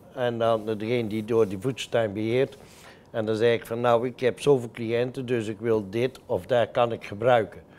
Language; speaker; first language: Dutch; native; Dutch